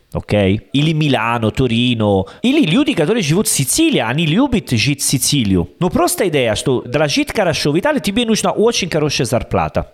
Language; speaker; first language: Russian; non-native, learner; Italian